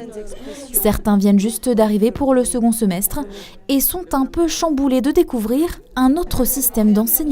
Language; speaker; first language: French; native; French